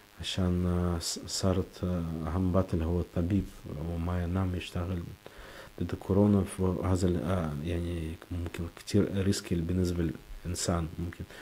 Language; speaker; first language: Arabic; non-native, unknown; Russian